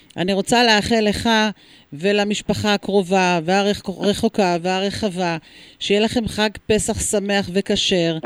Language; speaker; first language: Hebrew; native; Hebrew